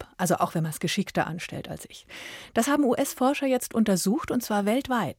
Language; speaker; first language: German; native; German